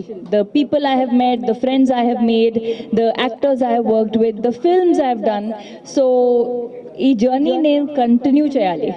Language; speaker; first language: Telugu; non-native, local second language; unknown